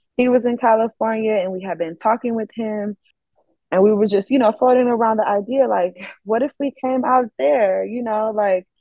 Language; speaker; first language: English; native; English